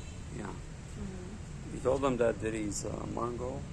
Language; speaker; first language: English; non-native, learner; Arabic